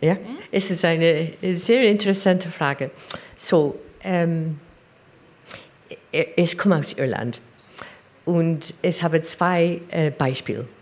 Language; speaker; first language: German; non-native, learner; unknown